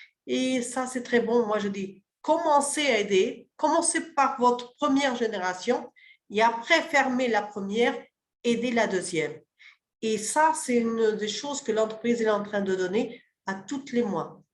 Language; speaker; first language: French; early bilingual, other home language; Portuguese